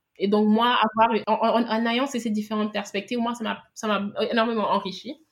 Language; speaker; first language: French; non-native, local second language; Wolof